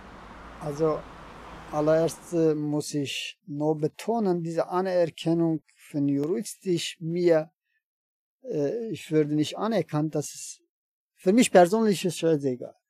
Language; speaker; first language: German; non-native, learner; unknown